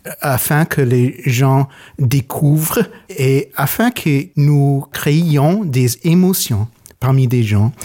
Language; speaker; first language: French; non-native, learner; English